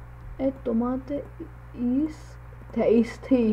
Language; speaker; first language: English; non-native, learner; Czech